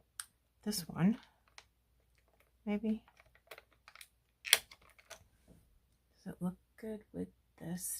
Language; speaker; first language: English; native; English